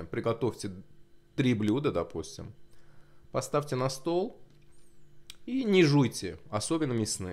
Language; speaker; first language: Russian; non-native, local second language; Azerbaijani